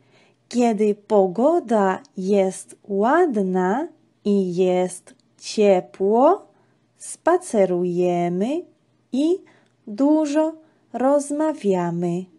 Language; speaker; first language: Polish; non-native, fluent; Georgian